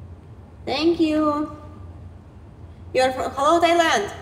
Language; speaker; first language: English; non-native, learner; Romanian